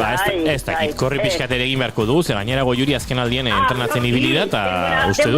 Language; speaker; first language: Basque; native; Basque